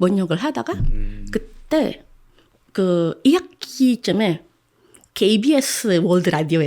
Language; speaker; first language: Korean; non-native, fluent; Indonesian